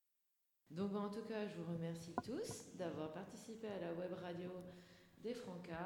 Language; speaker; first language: French; native; French